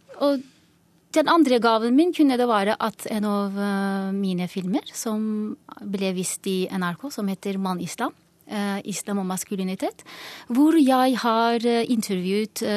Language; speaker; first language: Norwegian; non-native, fluent; Turkish